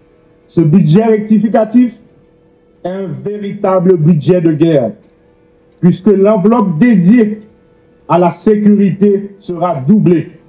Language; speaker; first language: French; non-native, local second language; Haitian Creole